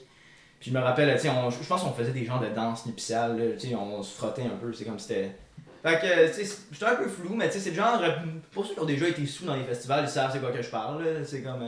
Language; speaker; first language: French; native; French